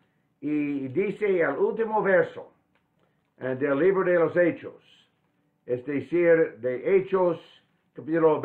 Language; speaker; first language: Spanish; non-native, fluent; English